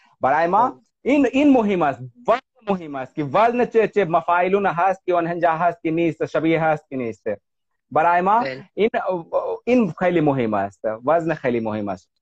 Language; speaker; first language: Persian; non-native, fluent; Hindi